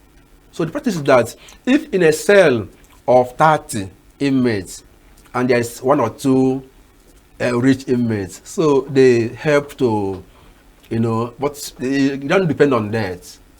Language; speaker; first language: English; non-native, local second language; Igbo